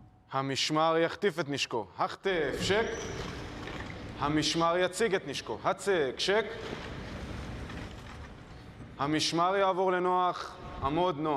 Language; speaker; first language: Hebrew; native; Hebrew